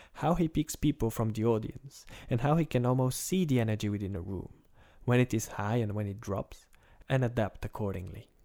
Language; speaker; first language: English; non-native, fluent; Bulgarian